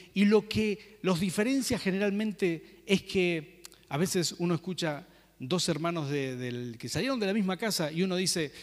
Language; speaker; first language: Spanish; native; Spanish